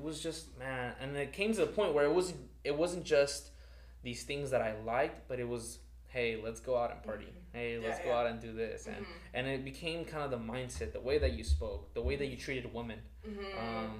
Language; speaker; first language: English; early bilingual, other home language; Spanish